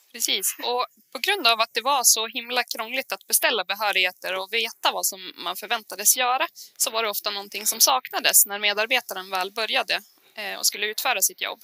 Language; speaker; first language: Swedish; native; Swedish